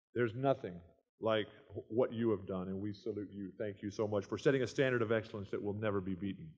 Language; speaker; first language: English; native; English